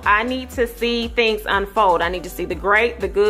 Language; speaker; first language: English; native; English